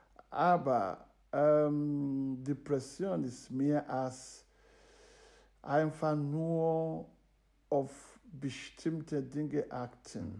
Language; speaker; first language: German; non-native, fluent; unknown